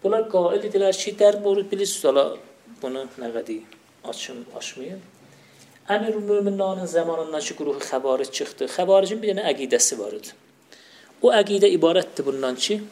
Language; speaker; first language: Persian; non-native, local second language; Azerbaijani